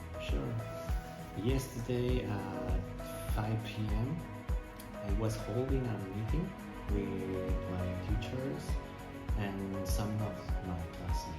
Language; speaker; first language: English; non-native, learner; Spanish